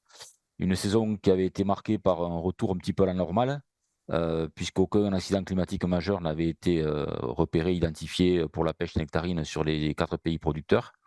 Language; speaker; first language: French; native; French